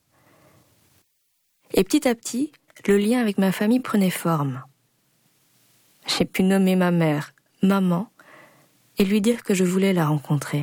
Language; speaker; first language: French; native; French